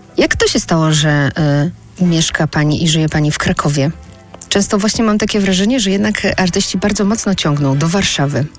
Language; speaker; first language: Polish; native; Polish